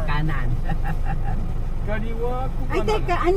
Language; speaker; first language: Filipino; native; Filipino